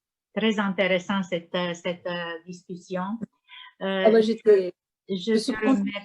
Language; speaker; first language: French; non-native, learner; Romanian